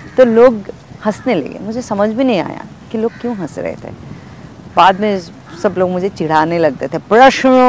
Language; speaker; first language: Hindi; non-native, local second language; Bangla